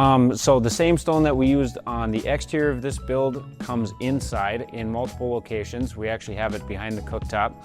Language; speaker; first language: English; native; English